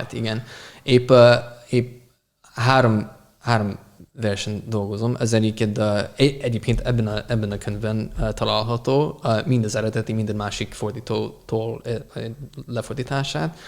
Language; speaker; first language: Hungarian; non-native, fluent; English